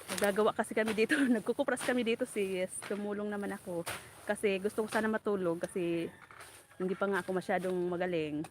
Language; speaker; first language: Filipino; non-native, local second language; Bikol